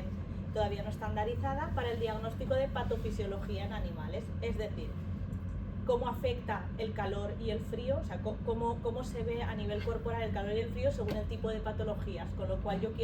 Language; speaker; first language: Spanish; native; Spanish